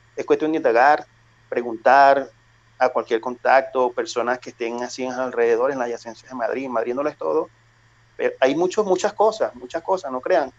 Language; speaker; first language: Spanish; native; Spanish